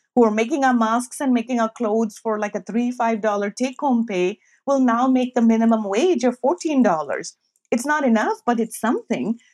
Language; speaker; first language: English; non-native, local second language; Urdu